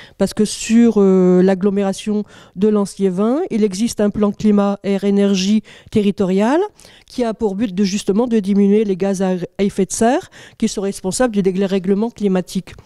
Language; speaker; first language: French; native; French